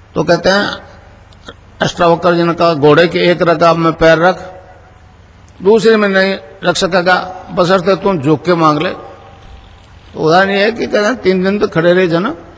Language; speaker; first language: Hindi; native; Hindi